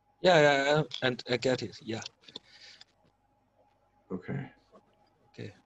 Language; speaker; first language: English; non-native, learner; Chinese